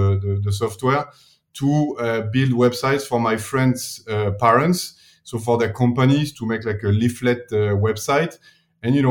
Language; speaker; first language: English; non-native, fluent; French